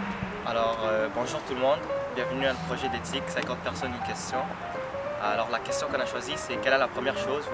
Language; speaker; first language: French; non-native, local second language; English